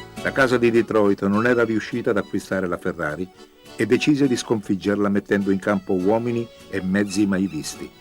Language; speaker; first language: Italian; native; Italian